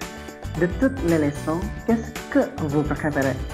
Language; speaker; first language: French; non-native, fluent; Indonesian